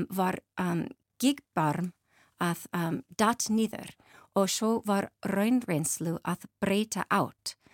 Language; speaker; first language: Icelandic; non-native, learner; English